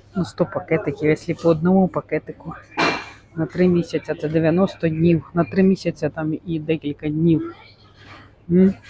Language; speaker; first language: Ukrainian; native; Ukrainian